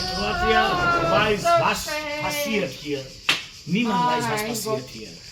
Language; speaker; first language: German; non-native, learner; Georgian